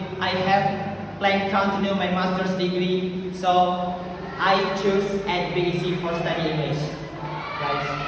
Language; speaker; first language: English; non-native, learner; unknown